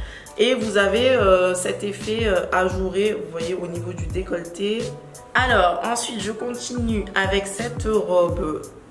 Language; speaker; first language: French; native; French